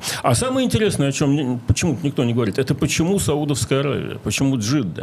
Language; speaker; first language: Russian; native; Russian